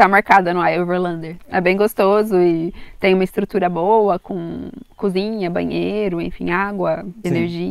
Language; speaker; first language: Portuguese; native; Portuguese